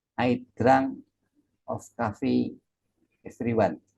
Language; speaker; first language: English; non-native, learner; Indonesian